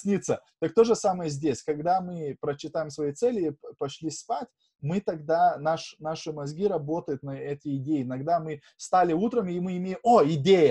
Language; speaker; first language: Russian; non-native, fluent; Lithuanian